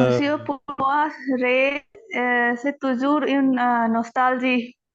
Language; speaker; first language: French; non-native, learner; Bangla